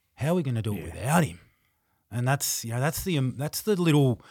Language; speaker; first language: English; native; English